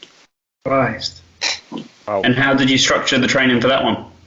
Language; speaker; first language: English; native; English